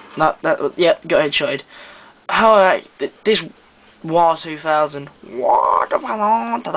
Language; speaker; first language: English; native; English